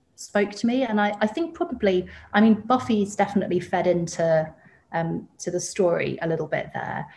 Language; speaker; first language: English; native; English